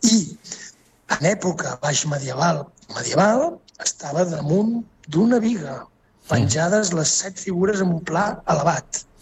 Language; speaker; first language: Catalan; native; Catalan